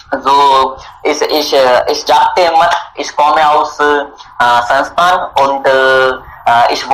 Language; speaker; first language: German; non-native, learner; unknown